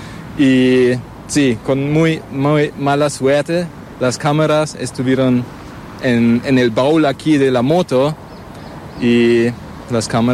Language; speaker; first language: Spanish; non-native, fluent; German